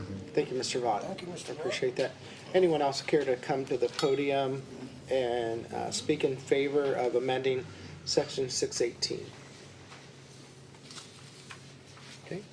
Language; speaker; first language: English; native; English